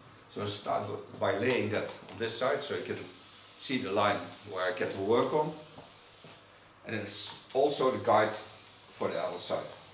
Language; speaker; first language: English; non-native, fluent; Dutch